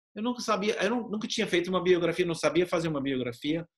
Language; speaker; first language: Portuguese; non-native, fluent; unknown